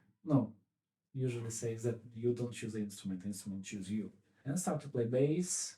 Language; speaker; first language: English; non-native, fluent; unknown